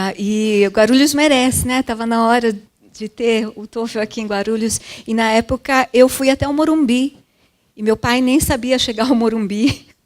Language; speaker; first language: Portuguese; early bilingual, other home language; Japanese